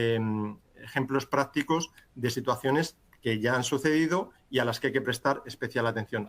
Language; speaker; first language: Spanish; native; Spanish